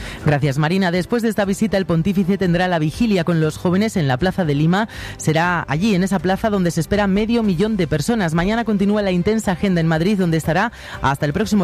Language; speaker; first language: Spanish; native; Spanish